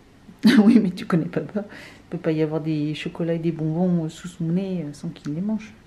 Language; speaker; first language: French; native; French